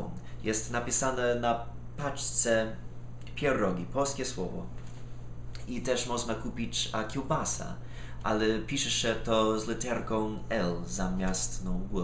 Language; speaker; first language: Polish; non-native, fluent; English